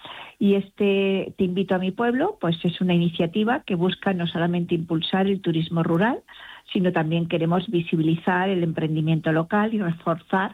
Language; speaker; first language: Spanish; native; Spanish